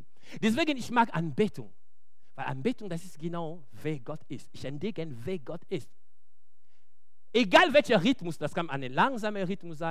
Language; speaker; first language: German; non-native, fluent; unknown